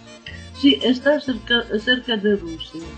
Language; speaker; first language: Spanish; non-native, learner; Ukrainian